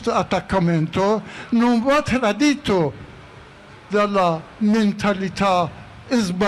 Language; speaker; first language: Italian; non-native, fluent; Persian